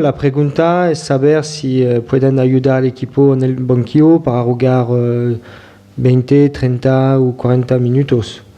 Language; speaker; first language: Spanish; non-native, fluent; French